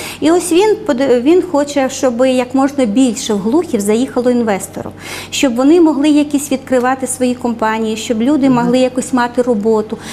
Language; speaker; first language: Ukrainian; native; Ukrainian